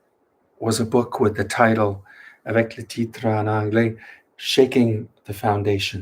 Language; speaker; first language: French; non-native, learner; English